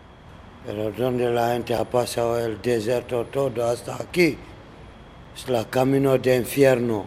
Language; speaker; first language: Spanish; non-native, learner; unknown